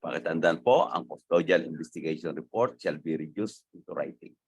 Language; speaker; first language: English; non-native, local second language; Filipino